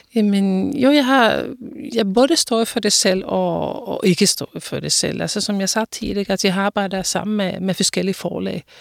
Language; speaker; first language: Danish; non-native, fluent; Finnish